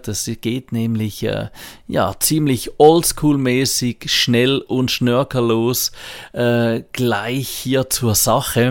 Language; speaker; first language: German; native; German